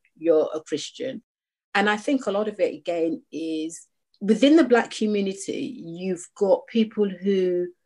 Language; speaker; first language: English; native; English